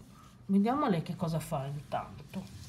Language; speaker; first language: Italian; native; Italian